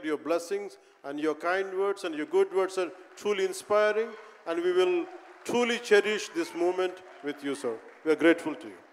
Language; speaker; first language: English; non-native, local second language; Telugu